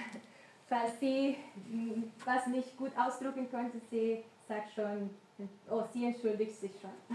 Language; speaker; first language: German; non-native, learner; Spanish